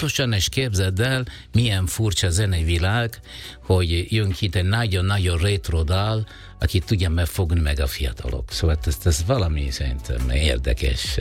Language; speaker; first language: Hungarian; non-native, fluent; Italian